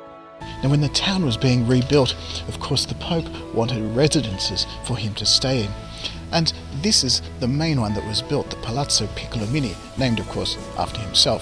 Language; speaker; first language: English; native; English